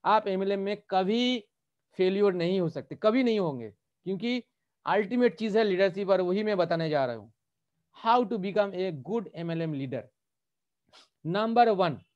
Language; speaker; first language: Hindi; non-native, local second language; Bangla